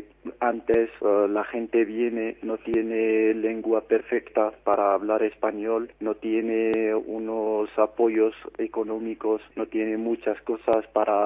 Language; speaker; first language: Spanish; non-native, fluent; Arabic